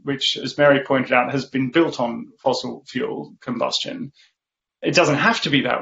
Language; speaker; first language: English; native; English